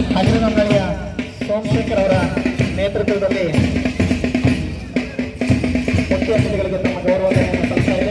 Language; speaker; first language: Kannada; native; Kannada